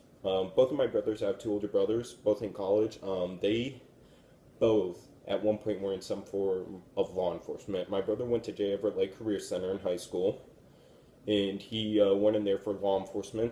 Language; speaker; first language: English; native; English